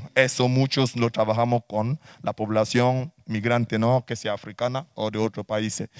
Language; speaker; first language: Spanish; non-native, fluent; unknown